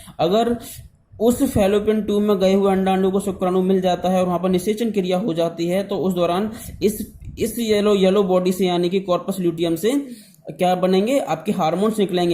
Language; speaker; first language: Hindi; native; Hindi